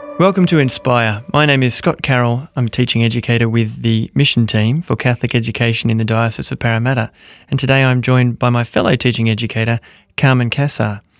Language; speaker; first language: English; native; English